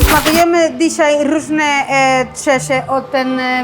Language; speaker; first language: Polish; non-native, learner; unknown